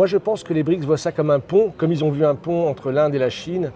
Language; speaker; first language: French; native; French